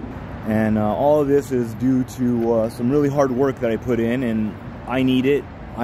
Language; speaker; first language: English; native; English